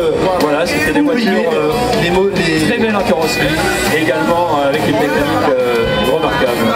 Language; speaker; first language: French; native; French